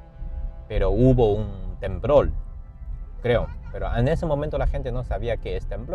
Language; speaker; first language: Spanish; non-native, fluent; Chinese